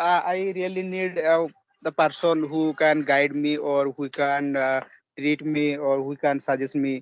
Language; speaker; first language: English; non-native, learner; Odia